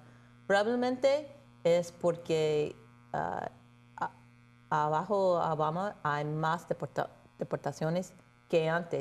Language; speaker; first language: Spanish; non-native, fluent; English